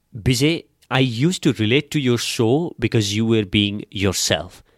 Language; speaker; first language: English; non-native, local second language; Nepali